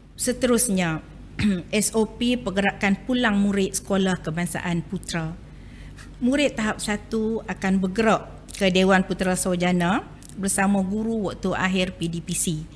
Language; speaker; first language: Malay; native; Malay